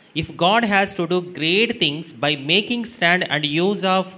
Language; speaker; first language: English; non-native, local second language; Telugu